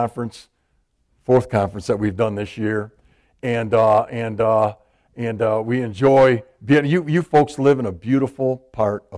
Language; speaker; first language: English; native; English